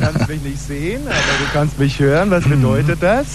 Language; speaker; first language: German; native; German